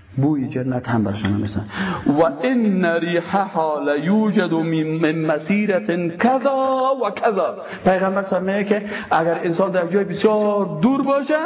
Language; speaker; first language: Persian; native; Persian